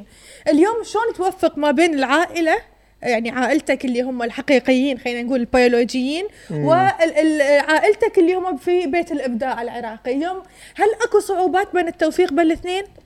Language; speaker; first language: Arabic; native; Arabic